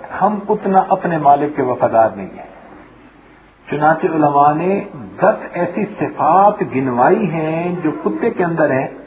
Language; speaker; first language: Urdu; non-native, local second language; Punjabi